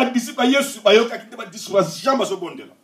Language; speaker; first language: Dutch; non-native, learner; French